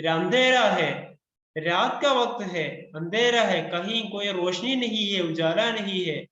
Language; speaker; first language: Hindi; non-native, local second language; Malayalam